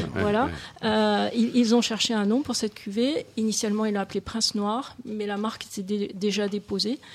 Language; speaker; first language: French; native; French